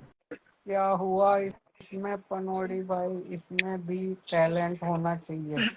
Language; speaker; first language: Hindi; native; Hindi